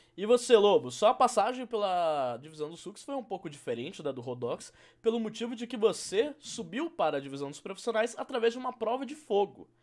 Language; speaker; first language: Portuguese; native; Portuguese